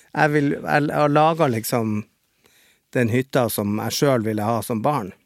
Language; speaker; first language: Norwegian; native; Norwegian